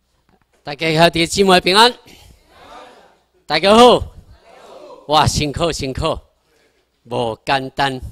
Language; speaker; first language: Chinese; non-native, local second language; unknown